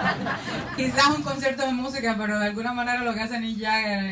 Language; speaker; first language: Spanish; native; Spanish